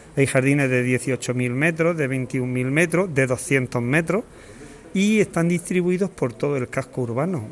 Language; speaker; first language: Spanish; native; Spanish